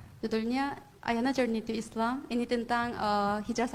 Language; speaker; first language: Indonesian; non-native, fluent; Korean